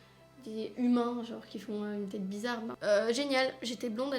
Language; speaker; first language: French; native; French